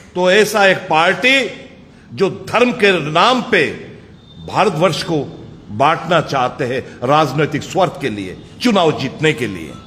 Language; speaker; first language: Hindi; non-native, local second language; Bangla